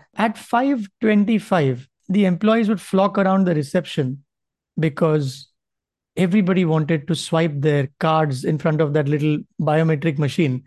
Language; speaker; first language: English; non-native, local second language; Marathi